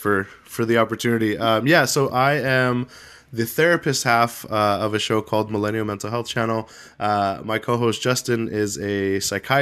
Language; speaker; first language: English; native; English